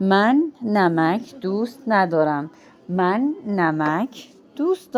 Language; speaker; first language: Persian; non-native, fluent; Urdu